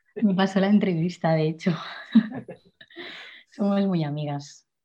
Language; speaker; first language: Spanish; native; Spanish